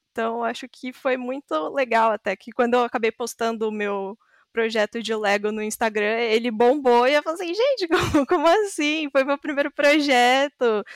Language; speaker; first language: Portuguese; native; Portuguese